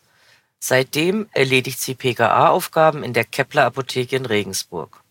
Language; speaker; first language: German; native; German